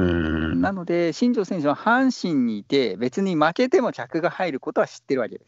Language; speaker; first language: Japanese; native; Japanese